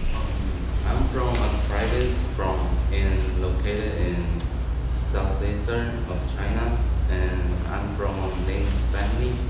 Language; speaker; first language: English; non-native, fluent; Spanish